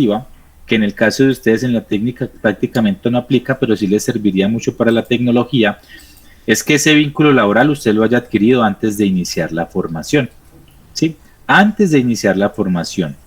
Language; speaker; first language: Spanish; native; Spanish